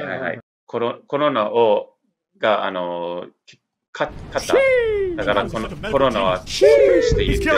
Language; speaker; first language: Japanese; non-native, learner; English